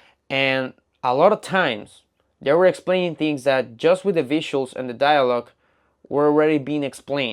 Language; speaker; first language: English; non-native, fluent; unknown